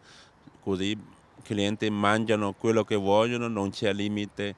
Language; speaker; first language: Italian; non-native, learner; Chinese